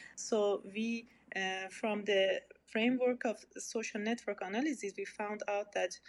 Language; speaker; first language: English; non-native, fluent; Persian